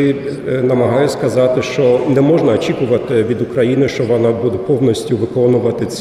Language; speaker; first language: Ukrainian; non-native, fluent; German